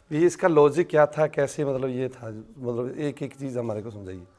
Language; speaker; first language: Hindi; non-native, local second language; Punjabi